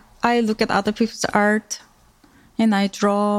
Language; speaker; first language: English; non-native, fluent; Korean